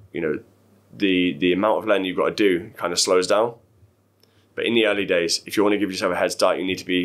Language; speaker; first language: English; native; English